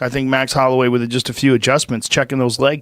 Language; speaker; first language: English; native; English